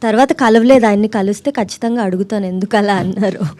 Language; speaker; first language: Telugu; native; Telugu